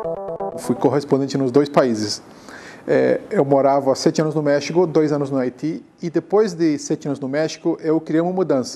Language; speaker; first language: Portuguese; non-native, fluent; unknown